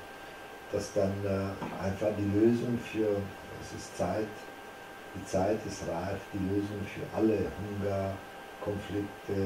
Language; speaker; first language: German; non-native, fluent; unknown